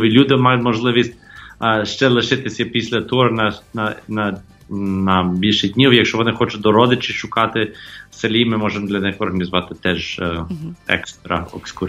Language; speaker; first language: Ukrainian; non-native, fluent; English